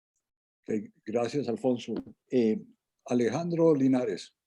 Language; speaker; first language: Spanish; native; Spanish